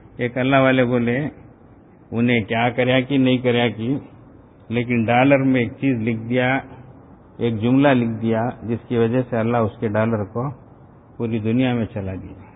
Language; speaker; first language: Urdu; native; Urdu